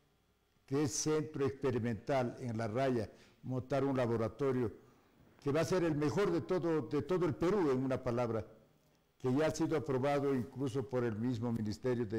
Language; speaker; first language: Spanish; native; Spanish